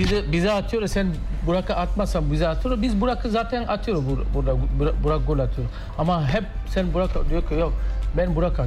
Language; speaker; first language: Turkish; non-native, learner; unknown